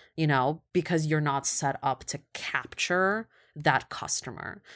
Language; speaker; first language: English; early bilingual, other home language; Russian